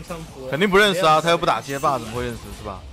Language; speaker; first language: Chinese; native; Chinese